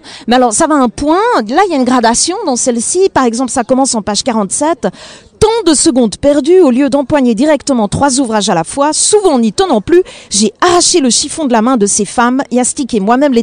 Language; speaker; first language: French; native; French